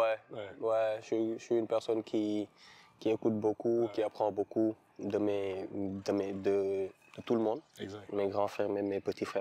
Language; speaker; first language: French; non-native, local second language; Wolof